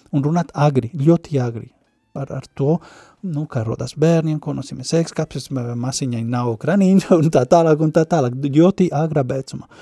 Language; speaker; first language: Latvian; non-native, fluent; Spanish